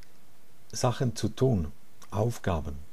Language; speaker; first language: German; non-native, fluent; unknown